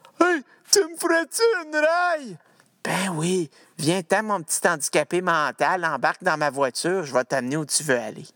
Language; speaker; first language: French; native; French